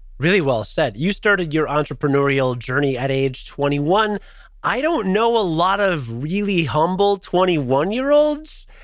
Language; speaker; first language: English; native; English